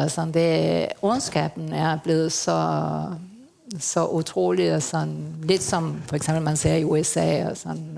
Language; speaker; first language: Danish; early bilingual, heritage; Spanish